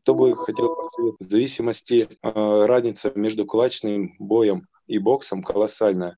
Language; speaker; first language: Russian; native; Russian